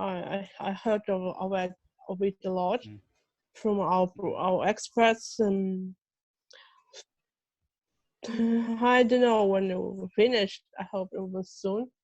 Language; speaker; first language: English; non-native, fluent; Russian